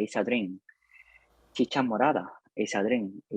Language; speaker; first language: English; non-native, learner; Spanish